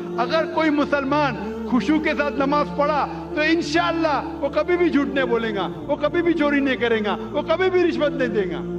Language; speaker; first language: Urdu; non-native, local second language; Konkani